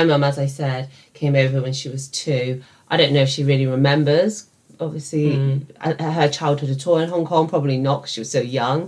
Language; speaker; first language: English; native; English